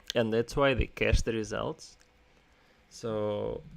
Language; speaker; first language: English; non-native, fluent; Russian